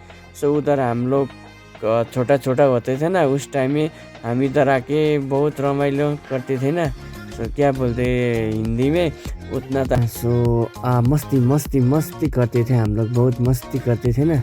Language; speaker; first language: Hindi; non-native, local second language; Nepali